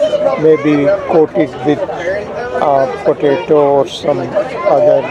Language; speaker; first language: English; non-native, fluent; Urdu